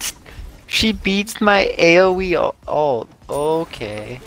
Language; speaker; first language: English; native; English